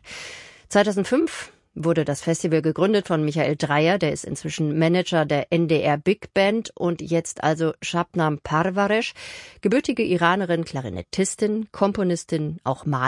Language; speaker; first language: German; native; German